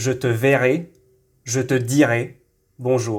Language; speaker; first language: French; non-native, local second language; Arabic